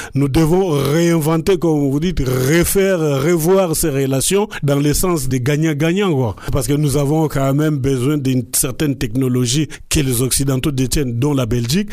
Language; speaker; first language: French; non-native, local second language; Lingala